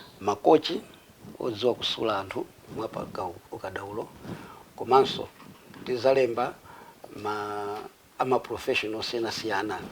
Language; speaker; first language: Nyanja; non-native, local second language; Tumbuka